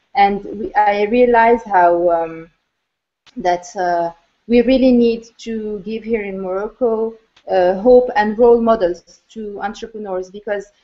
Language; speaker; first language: English; non-native, fluent; Arabic